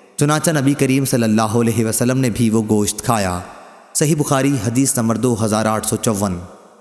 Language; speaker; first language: Urdu; native; Urdu